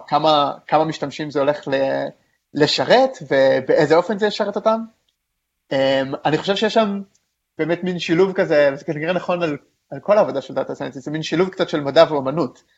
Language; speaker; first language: Hebrew; native; Hebrew